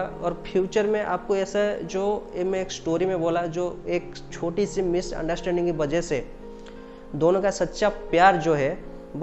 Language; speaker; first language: Hindi; non-native, local second language; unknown